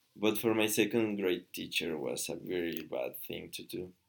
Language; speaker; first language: English; non-native, fluent; Spanish